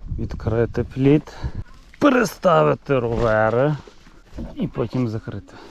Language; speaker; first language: Ukrainian; native; Ukrainian